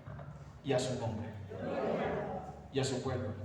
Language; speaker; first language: Spanish; native; Spanish